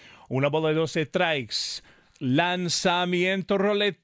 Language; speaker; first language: Spanish; non-native, fluent; English